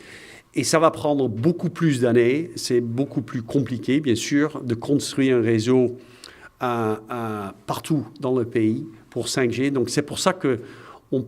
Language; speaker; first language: French; non-native, fluent; Dutch